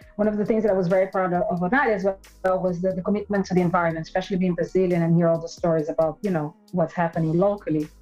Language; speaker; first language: English; non-native, fluent; Portuguese